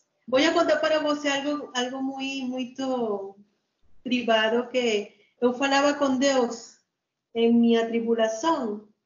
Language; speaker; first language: Portuguese; non-native, learner; Spanish